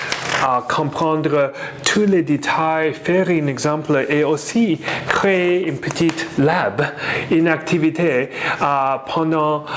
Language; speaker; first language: French; non-native, learner; English